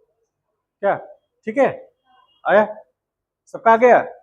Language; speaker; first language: Hindi; native; Hindi